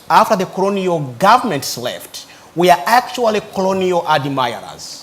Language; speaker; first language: English; non-native, local second language; Ganda